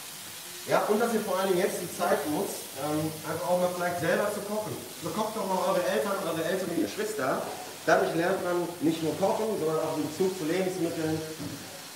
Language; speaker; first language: German; native; German